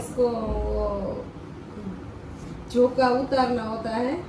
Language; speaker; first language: Hindi; non-native, local second language; Gujarati